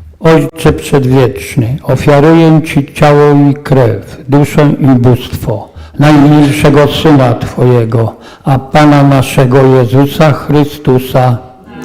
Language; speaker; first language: Polish; native; Polish